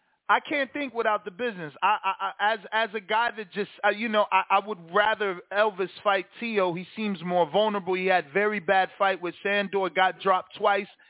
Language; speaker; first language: English; early bilingual, other home language; Spanish